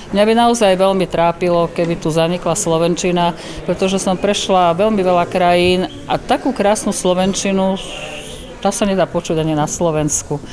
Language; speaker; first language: Slovak; native; Slovak